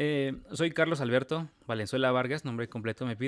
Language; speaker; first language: Spanish; native; Spanish